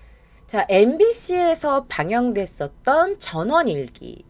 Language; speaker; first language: Korean; native; Korean